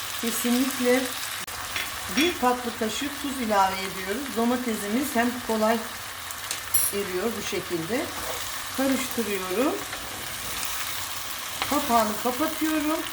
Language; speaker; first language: Turkish; native; Turkish